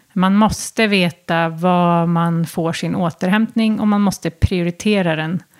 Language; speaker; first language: Swedish; native; Swedish